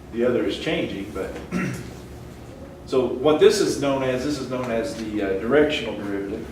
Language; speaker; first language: English; native; English